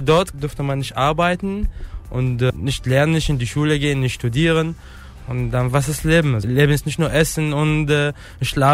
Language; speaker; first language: German; non-native, fluent; Arabic